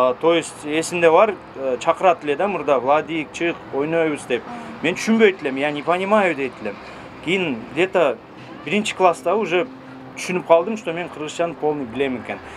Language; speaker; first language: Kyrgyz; non-native, local second language; Russian